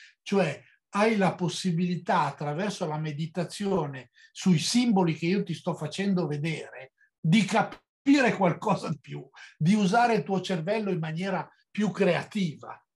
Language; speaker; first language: Italian; native; Italian